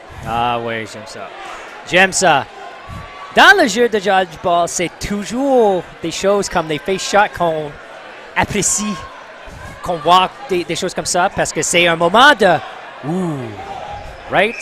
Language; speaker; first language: French; non-native, local second language; English